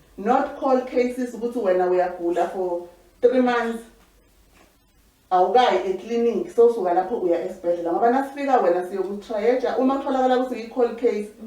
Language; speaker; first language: Zulu; non-native, local second language; Swati